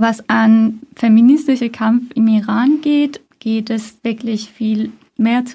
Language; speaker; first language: German; non-native, fluent; Persian